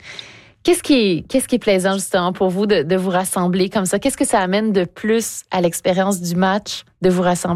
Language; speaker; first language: French; native; French